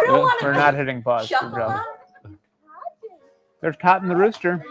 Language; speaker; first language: English; native; English